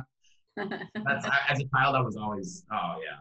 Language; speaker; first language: English; native; English